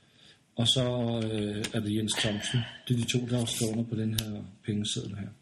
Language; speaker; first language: Danish; native; Danish